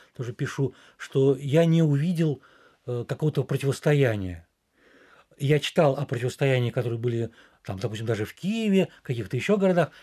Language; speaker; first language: Russian; native; Russian